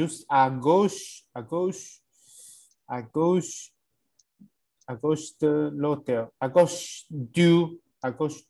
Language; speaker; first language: French; non-native, learner; English